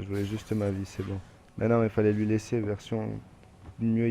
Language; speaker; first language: French; native; French